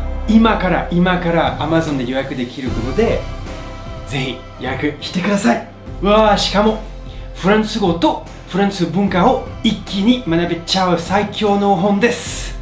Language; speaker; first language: Japanese; non-native, fluent; French